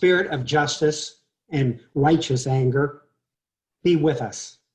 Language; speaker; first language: English; native; English